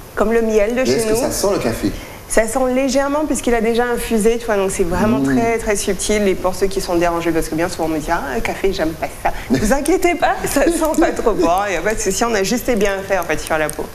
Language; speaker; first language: French; native; French